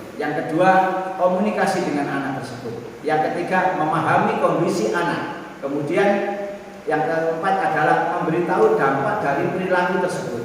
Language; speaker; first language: Indonesian; native; Indonesian